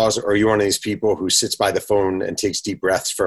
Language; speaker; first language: English; native; English